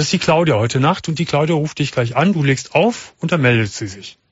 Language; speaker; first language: German; native; German